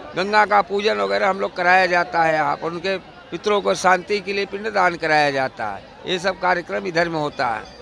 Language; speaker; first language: Hindi; native; Hindi